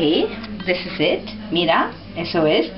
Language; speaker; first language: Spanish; non-native, fluent; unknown